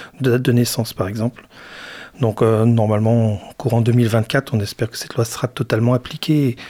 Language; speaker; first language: French; native; French